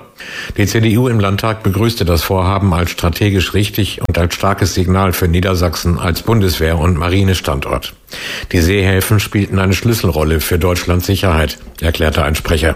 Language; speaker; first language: German; native; German